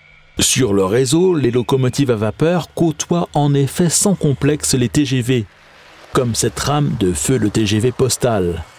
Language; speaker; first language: French; native; French